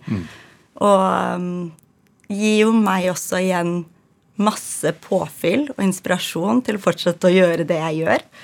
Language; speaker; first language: Norwegian; early bilingual, other home language; Ukrainian